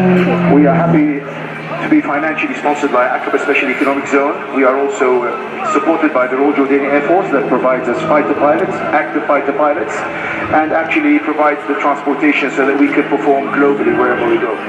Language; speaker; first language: English; non-native, fluent; Arabic